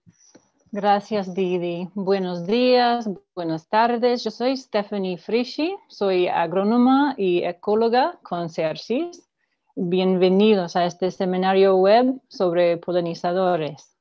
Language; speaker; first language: Spanish; non-native, fluent; English